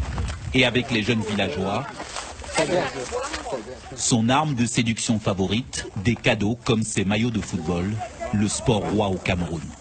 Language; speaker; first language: French; native; French